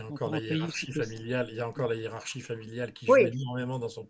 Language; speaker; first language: French; native; French